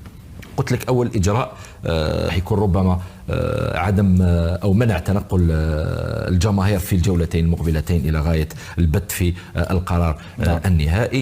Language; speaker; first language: Arabic; native; Arabic